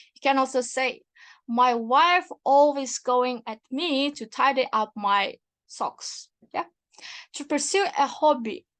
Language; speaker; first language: English; non-native, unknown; Kazakh